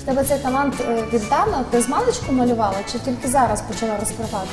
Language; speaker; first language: Ukrainian; native; Ukrainian